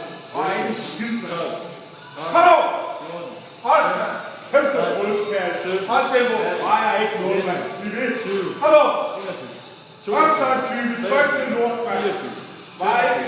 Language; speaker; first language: Danish; native; Danish